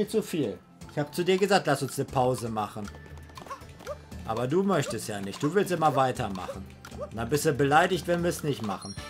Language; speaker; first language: German; native; German